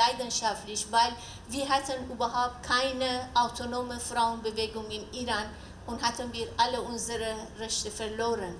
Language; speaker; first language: German; non-native, learner; Persian